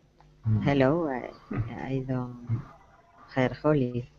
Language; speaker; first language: English; non-native, learner; Spanish